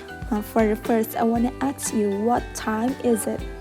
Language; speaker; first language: English; non-native, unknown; Thai